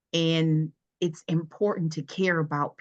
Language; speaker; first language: English; native; English